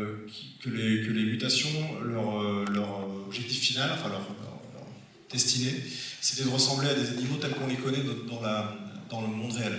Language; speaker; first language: French; native; French